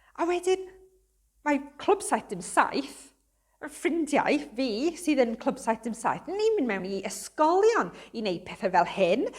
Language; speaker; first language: Welsh; non-native, local second language; English